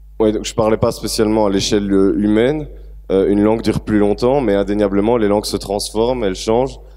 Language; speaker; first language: French; native; French